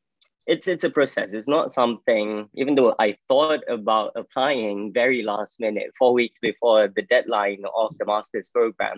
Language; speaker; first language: English; non-native, local second language; Malay